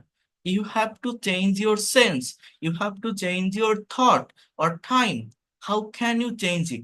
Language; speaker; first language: English; non-native, fluent; Bangla